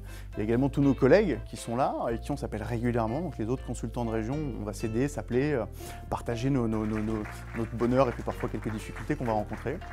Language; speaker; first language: French; native; French